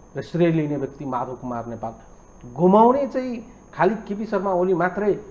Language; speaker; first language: Nepali; native; Nepali